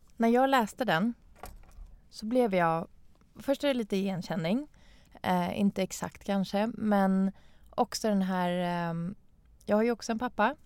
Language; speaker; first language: Swedish; non-native, fluent; Persian